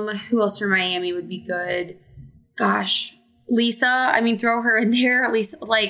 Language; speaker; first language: English; native; English